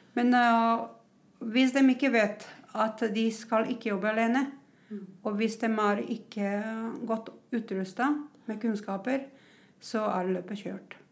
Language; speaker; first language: Norwegian; non-native, fluent; Croatian